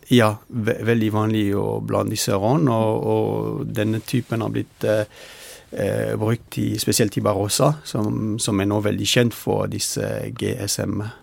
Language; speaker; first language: Norwegian; non-native, fluent; French